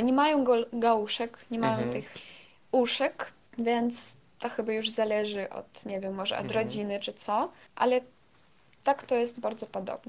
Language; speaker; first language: Polish; non-native, fluent; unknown